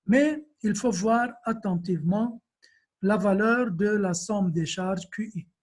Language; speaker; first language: French; non-native, local second language; Arabic